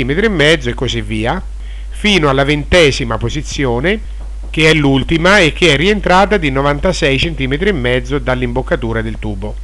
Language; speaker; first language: Italian; native; Italian